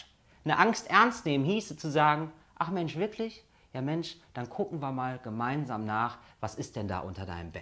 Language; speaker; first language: German; native; German